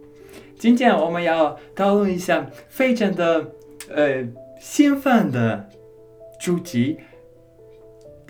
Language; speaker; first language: Chinese; non-native, learner; English